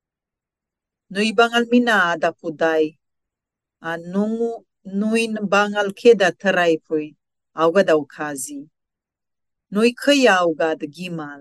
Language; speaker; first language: English; non-native, local second language; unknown